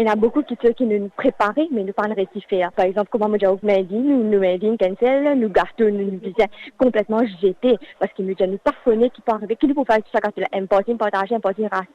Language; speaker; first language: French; non-native, local second language; Morisyen